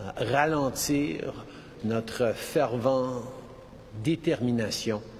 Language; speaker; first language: French; early bilingual, heritage; French